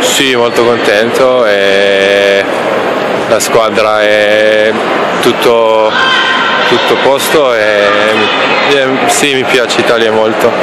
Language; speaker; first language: Italian; non-native, learner; Hebrew